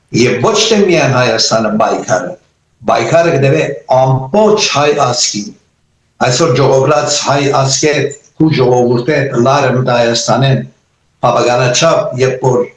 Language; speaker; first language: Armenian; early bilingual, heritage; Armenian